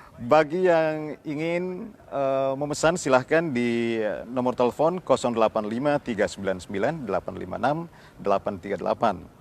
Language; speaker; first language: Indonesian; native; Indonesian